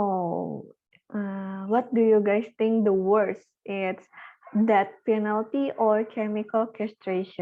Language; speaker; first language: English; non-native, learner; Indonesian